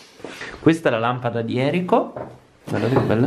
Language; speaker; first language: Italian; native; Italian